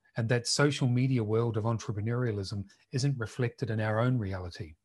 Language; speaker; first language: English; native; English